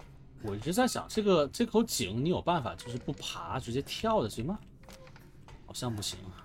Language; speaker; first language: Chinese; native; Chinese